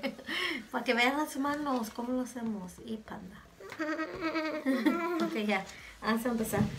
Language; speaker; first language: Spanish; early bilingual, heritage; Spanish